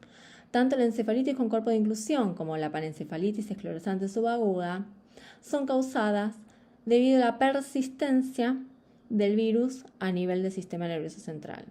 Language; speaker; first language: Spanish; native; Spanish